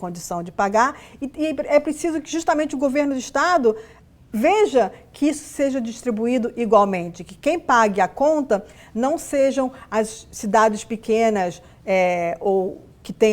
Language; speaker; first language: Portuguese; native; Portuguese